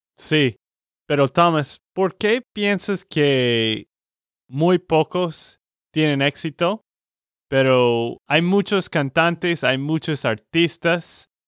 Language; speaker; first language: Spanish; non-native, fluent; English